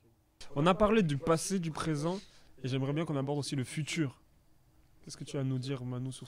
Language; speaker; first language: French; native; French